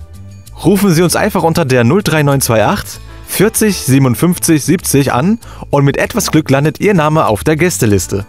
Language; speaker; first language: German; native; German